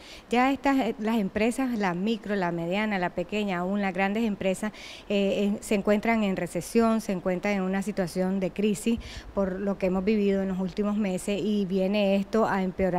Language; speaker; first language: Spanish; native; Spanish